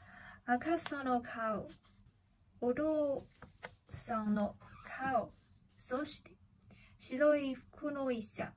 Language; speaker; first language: Japanese; non-native, learner; Chinese